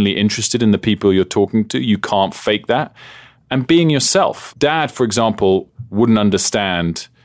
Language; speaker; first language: English; native; English